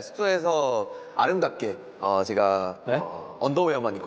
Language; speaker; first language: Korean; native; Korean